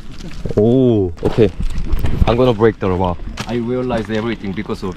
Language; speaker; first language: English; non-native, learner; Korean